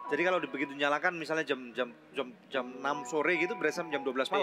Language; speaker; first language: Indonesian; native; Indonesian